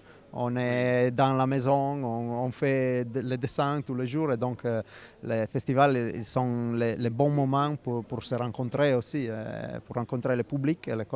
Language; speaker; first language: French; non-native, fluent; Italian